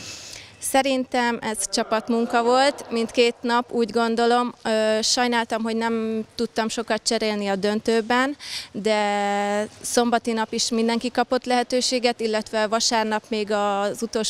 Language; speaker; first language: Hungarian; native; Hungarian